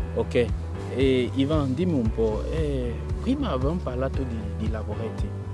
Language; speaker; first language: Italian; non-native, fluent; French